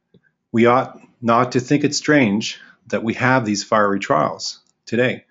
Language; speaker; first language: English; native; English